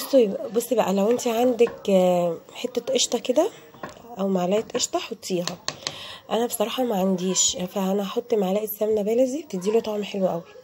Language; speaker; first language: Arabic; native; Arabic